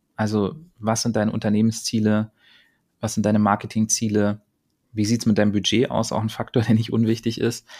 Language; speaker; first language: German; native; German